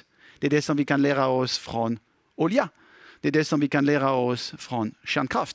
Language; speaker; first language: Swedish; non-native, fluent; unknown